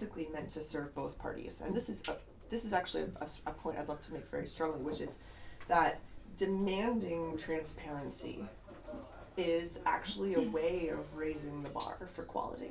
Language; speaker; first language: English; native; English